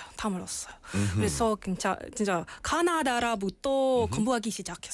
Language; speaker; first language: Korean; non-native, learner; Russian